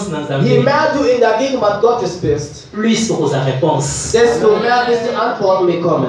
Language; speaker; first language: German; non-native, learner; French